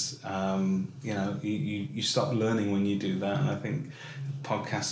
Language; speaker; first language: English; native; English